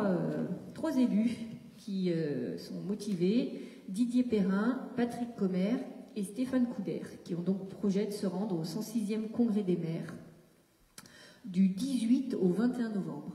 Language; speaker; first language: French; native; French